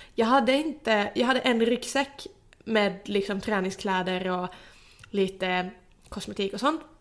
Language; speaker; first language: Swedish; non-native, local second language; Finnish